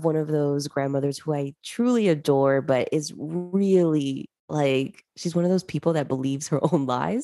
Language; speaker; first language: English; native; English